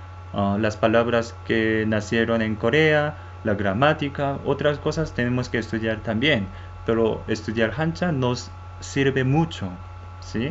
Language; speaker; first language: Spanish; non-native, fluent; Korean